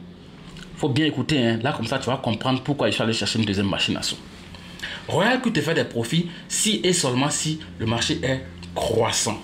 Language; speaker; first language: French; native; French